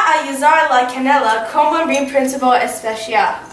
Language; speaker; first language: Spanish; non-native, learner; English